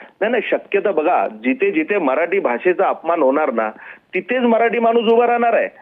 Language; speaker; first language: Marathi; non-native, local second language; Gujarati